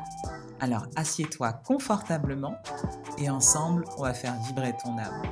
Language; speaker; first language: French; native; French